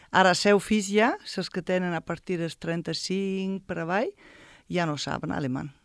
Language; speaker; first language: Catalan; non-native, fluent; German